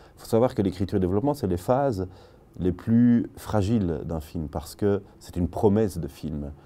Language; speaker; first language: French; native; French